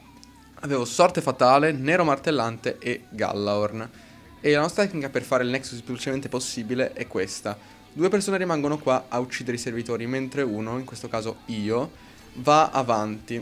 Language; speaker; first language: Italian; native; Italian